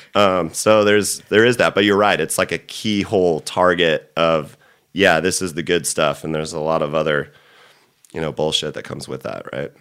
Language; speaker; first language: English; native; English